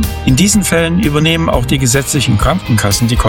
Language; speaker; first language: German; native; German